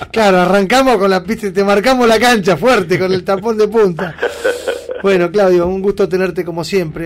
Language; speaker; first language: Spanish; native; Spanish